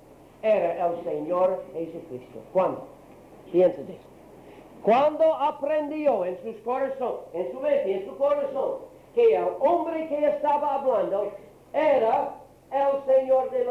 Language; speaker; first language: Spanish; non-native, learner; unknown